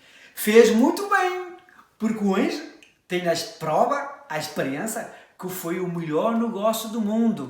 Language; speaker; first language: Portuguese; early bilingual, heritage; French